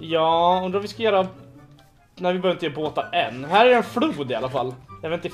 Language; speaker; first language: Swedish; native; Swedish